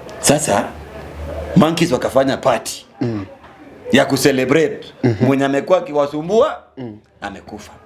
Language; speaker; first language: Swahili; non-native, local second language; Luo (Kenya and Tanzania)